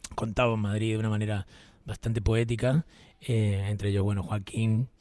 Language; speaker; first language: Spanish; native; Spanish